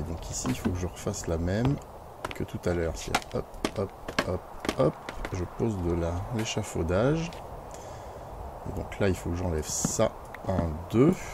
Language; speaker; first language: French; native; French